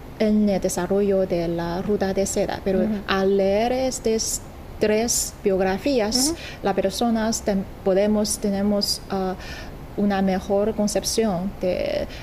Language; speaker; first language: Spanish; non-native, fluent; Chinese